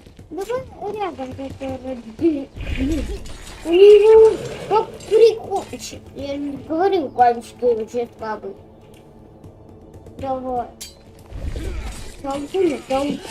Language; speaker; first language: Russian; native; Russian